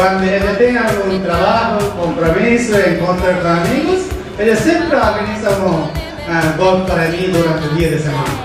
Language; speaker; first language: Spanish; non-native, learner; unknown